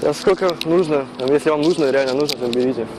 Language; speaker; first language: Russian; native; Russian